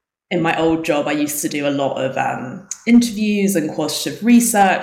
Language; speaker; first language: English; native; English